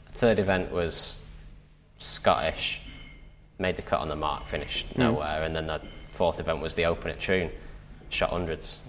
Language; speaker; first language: English; native; English